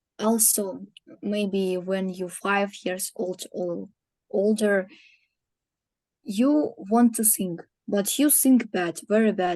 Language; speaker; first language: English; non-native, learner; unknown